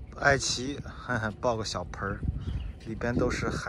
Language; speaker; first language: Chinese; native; Chinese